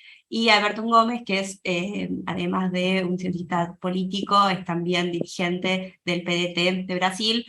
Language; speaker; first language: Spanish; native; Spanish